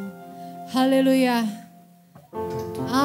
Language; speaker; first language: Indonesian; native; Indonesian